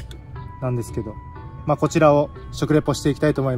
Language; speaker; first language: Japanese; native; Japanese